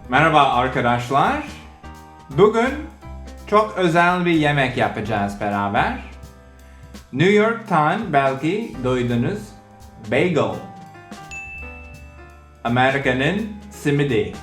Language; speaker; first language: Turkish; non-native, learner; English